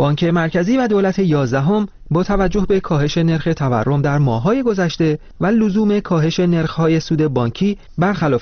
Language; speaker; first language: Persian; native; Persian